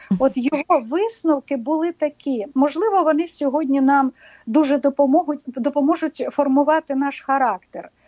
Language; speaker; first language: Ukrainian; non-native, local second language; Russian